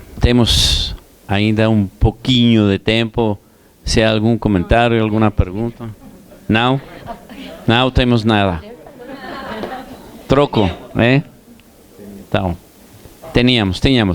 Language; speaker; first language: Portuguese; non-native, learner; Spanish